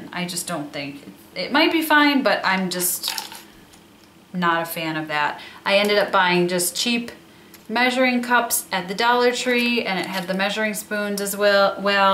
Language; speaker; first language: English; native; English